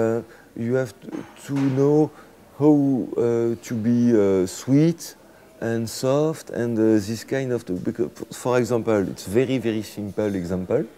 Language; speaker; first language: English; non-native, fluent; French